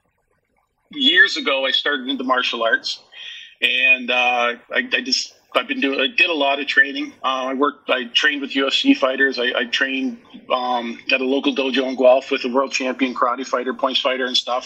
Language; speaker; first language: English; native; English